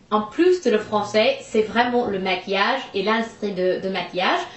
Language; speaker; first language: French; non-native, fluent; English